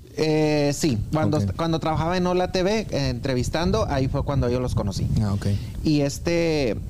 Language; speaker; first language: Spanish; native; Spanish